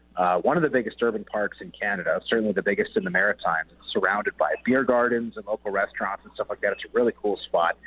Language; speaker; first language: English; native; English